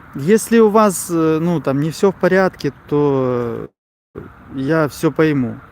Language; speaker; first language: Russian; non-native, local second language; Ukrainian